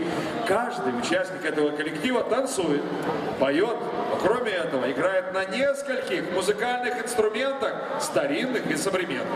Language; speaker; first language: Russian; native; Russian